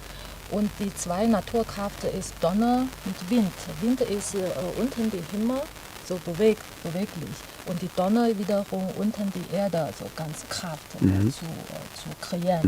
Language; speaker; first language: German; non-native, fluent; Chinese